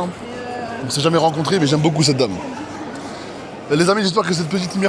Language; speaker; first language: French; native; French